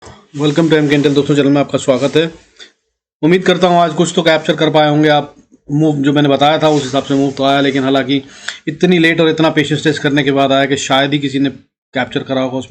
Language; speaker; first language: Hindi; native; Hindi